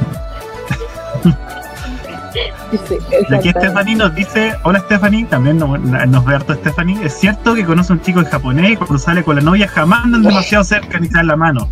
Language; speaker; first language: Spanish; native; Spanish